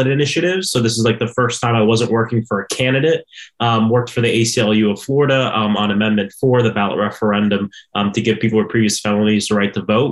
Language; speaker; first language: English; native; English